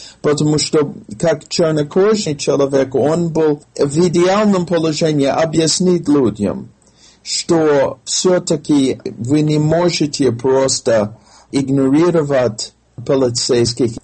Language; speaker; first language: Russian; non-native, fluent; English